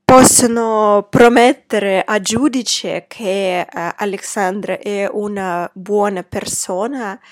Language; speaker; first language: Italian; non-native, fluent; Russian